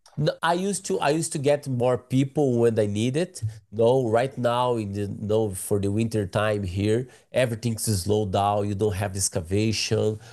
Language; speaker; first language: English; non-native, learner; Portuguese